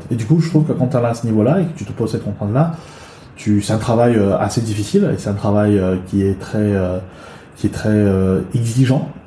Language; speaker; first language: French; early bilingual, other home language; Chinese